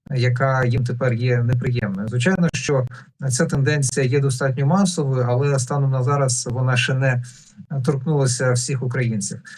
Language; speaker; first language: Ukrainian; non-native, local second language; Russian